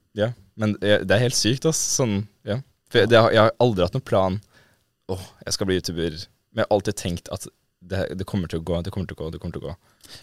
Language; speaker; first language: Norwegian; native; Norwegian